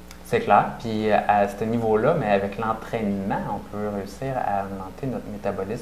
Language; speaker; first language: French; native; French